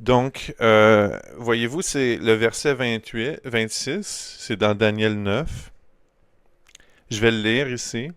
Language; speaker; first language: French; native; French